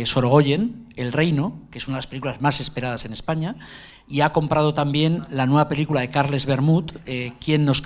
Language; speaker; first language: Spanish; native; Spanish